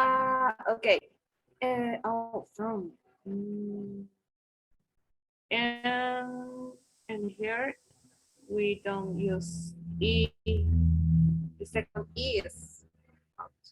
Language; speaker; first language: English; non-native, learner; Spanish